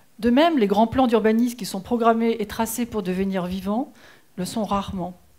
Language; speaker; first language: French; native; French